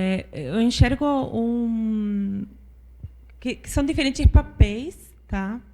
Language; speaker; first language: Portuguese; non-native, fluent; Spanish